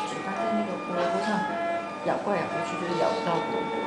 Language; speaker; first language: Chinese; native; Chinese